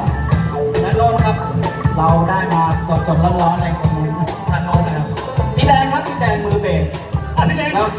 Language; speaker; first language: Thai; native; Thai